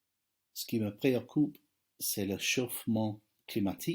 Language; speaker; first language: French; non-native, fluent; English